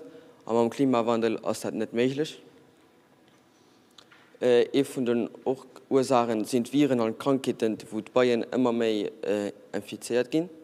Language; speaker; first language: German; non-native, learner; Portuguese